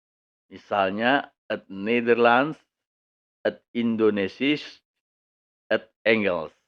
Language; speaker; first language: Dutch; non-native, fluent; Indonesian